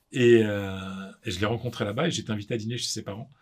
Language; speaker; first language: French; native; French